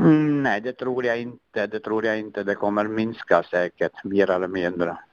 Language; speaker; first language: Swedish; non-native, learner; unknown